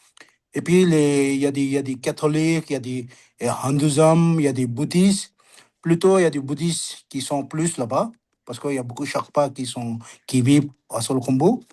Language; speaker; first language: French; non-native, learner; Sherpa